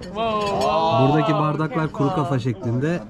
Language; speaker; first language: Turkish; native; Turkish